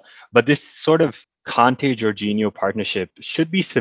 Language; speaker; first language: English; non-native, local second language; Hindi